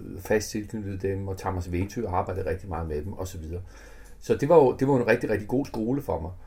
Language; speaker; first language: Danish; early bilingual, other home language; Italian